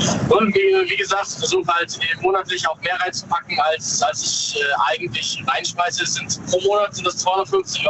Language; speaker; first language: German; native; German